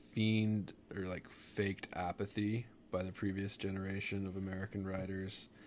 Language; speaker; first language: English; native; English